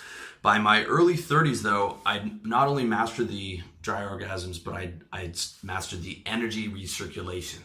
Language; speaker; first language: English; native; English